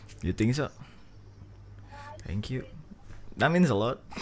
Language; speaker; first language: English; non-native, fluent; Indonesian